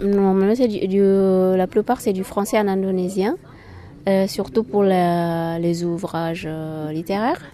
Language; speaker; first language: French; non-native, fluent; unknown